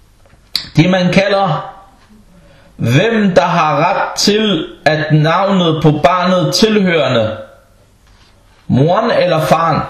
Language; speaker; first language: Danish; non-native, local second language; Arabic